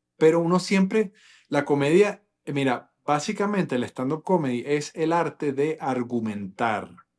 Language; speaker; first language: Spanish; non-native, local second language; English